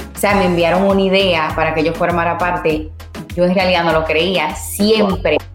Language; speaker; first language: Spanish; native; Spanish